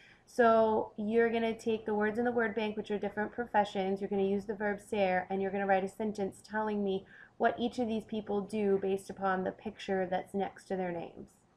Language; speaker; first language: English; native; English